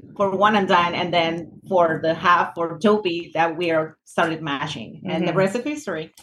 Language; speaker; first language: English; non-native, fluent; Spanish